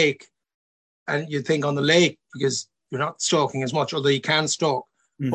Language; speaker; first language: English; native; English